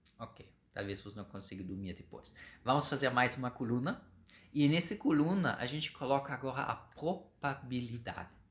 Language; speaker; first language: Portuguese; non-native, fluent; German